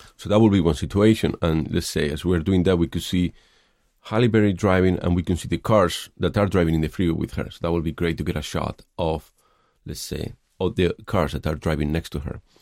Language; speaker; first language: English; non-native, fluent; Spanish